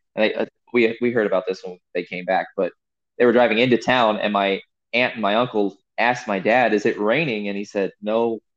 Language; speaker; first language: English; native; English